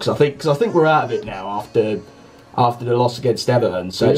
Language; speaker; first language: English; native; English